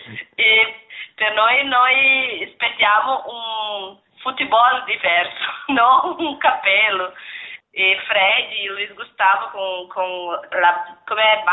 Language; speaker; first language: Italian; non-native, learner; Portuguese